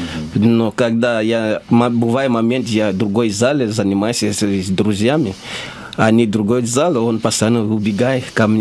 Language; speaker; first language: Russian; non-native, learner; Lingala